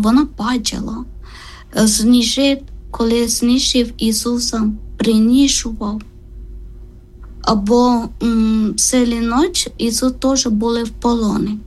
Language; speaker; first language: Ukrainian; non-native, learner; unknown